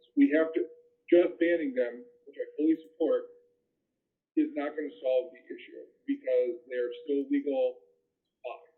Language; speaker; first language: English; native; English